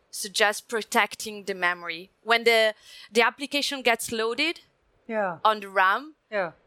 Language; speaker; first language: English; non-native, fluent; Italian